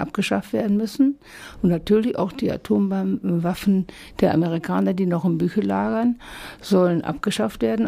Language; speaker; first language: German; native; German